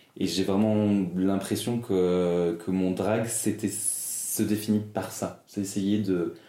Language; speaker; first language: French; native; French